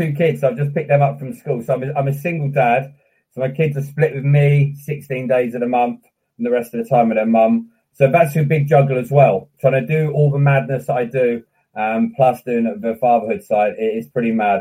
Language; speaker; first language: English; native; English